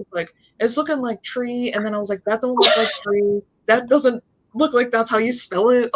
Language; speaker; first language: English; native; English